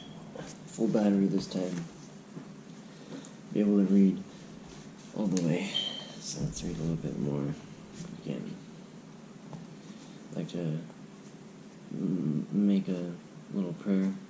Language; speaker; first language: English; native; English